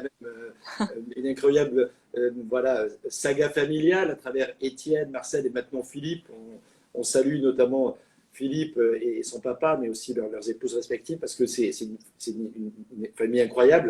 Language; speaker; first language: French; native; French